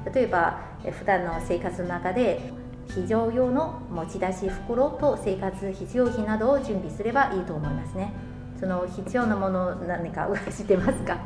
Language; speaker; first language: Japanese; non-native, fluent; Chinese